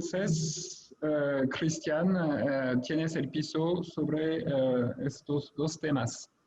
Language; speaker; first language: Spanish; non-native, fluent; French